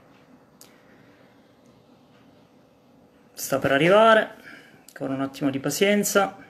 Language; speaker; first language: Italian; native; Italian